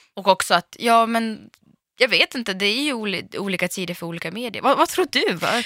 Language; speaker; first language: Swedish; early bilingual, other home language; Russian